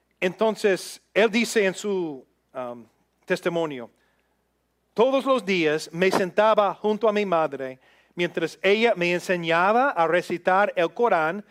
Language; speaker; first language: Spanish; non-native, fluent; English